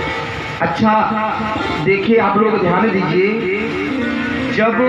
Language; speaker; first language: Hindi; native; Hindi